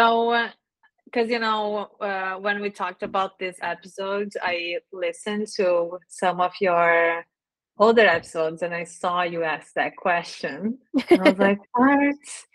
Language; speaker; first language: English; non-native, fluent; Portuguese